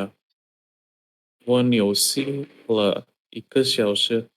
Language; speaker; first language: Chinese; non-native, learner; Indonesian